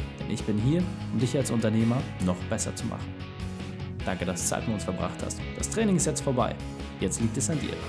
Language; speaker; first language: German; native; German